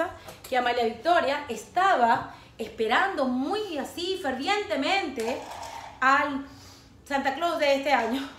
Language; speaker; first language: Spanish; native; Spanish